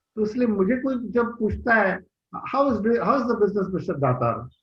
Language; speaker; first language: Hindi; non-native, local second language; Marathi